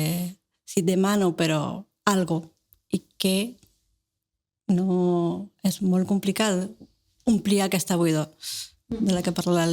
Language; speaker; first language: Catalan; non-native, learner; Spanish